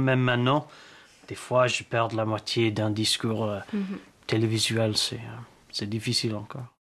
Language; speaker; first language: French; non-native, fluent; English